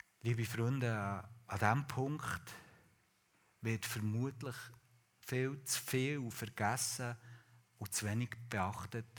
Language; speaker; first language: German; native; German